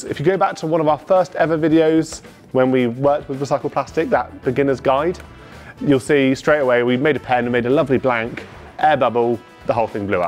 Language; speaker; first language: English; native; English